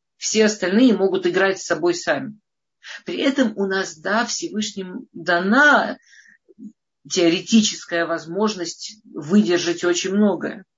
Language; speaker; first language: Russian; early bilingual, heritage; Russian